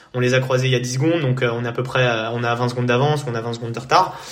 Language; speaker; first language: French; native; French